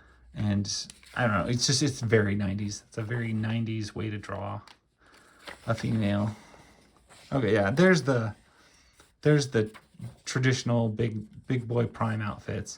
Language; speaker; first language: English; native; English